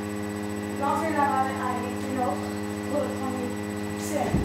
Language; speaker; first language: French; non-native, learner; English